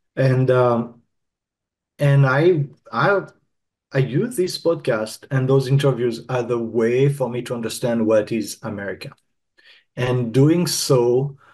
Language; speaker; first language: English; non-native, fluent; French